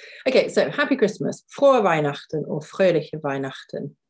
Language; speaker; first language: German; non-native, fluent; English